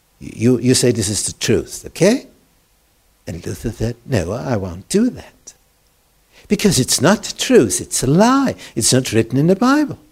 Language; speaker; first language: English; non-native, fluent; German